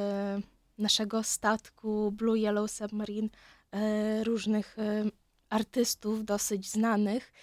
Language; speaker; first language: Polish; non-native, fluent; Ukrainian